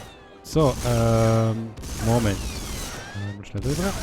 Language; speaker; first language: German; native; German